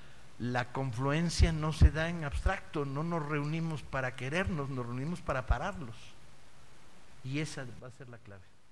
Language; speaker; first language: Spanish; native; Spanish